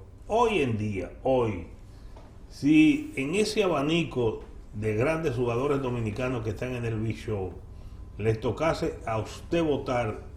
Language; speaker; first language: Spanish; native; Spanish